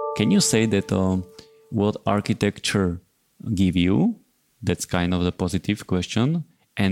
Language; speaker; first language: English; non-native, fluent; Slovak